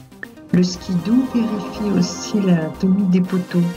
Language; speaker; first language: French; native; French